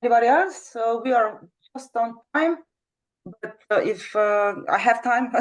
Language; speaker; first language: English; non-native, fluent; Slovenian